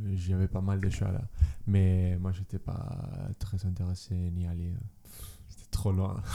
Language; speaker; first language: French; non-native, learner; Spanish